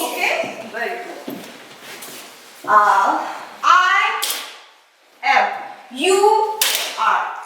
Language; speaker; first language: English; non-native, learner; Kazakh